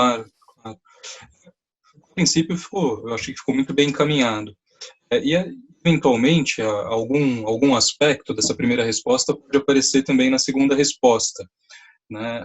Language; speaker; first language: Portuguese; native; Portuguese